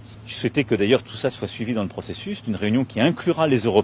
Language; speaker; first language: French; native; French